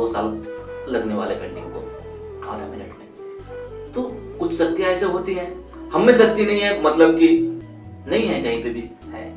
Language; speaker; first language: Hindi; non-native, local second language; Bangla